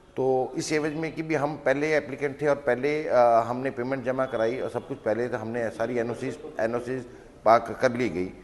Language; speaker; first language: Hindi; native; Hindi